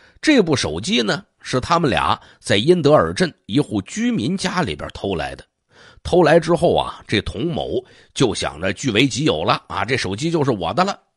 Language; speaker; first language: Chinese; native; Chinese